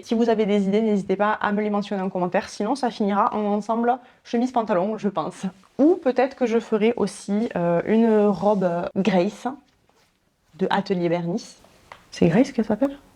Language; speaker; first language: French; native; French